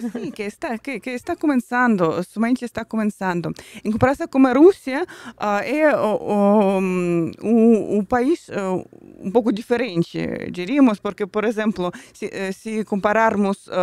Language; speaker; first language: Portuguese; non-native, fluent; Russian